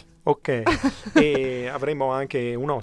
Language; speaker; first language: Italian; native; Italian